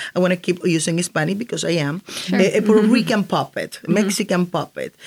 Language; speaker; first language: English; non-native, fluent; Spanish